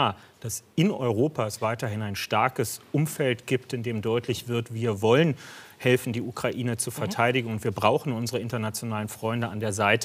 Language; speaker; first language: German; native; German